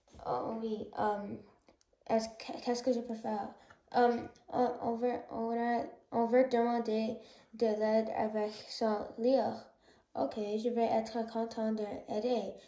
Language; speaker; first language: French; non-native, learner; English